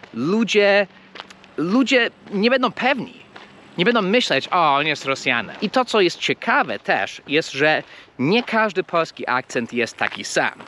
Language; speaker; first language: Polish; early bilingual, heritage; Polish